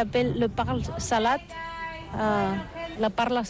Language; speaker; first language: French; non-native, learner; Catalan